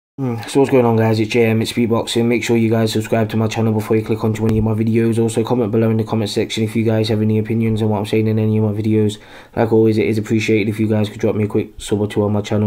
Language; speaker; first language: English; native; English